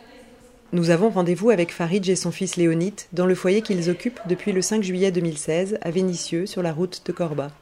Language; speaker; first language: French; native; French